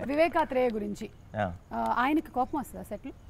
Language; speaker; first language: Telugu; native; Telugu